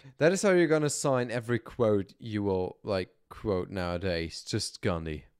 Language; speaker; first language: English; non-native, fluent; German